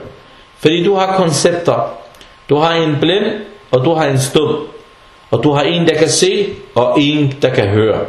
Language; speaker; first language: Danish; non-native, fluent; Arabic